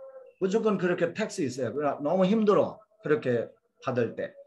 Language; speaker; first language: Korean; non-native, fluent; Bangla